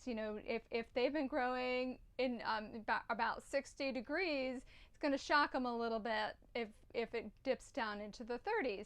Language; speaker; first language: English; native; English